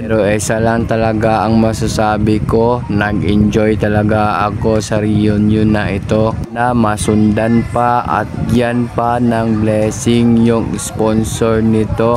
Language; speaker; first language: Filipino; non-native, local second language; Cebuano